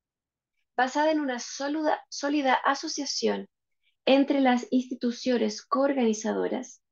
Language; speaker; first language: Spanish; native; Spanish